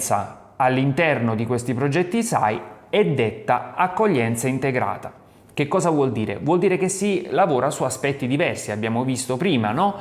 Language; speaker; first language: Italian; native; Italian